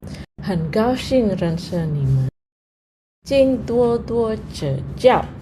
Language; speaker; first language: Chinese; non-native, fluent; Indonesian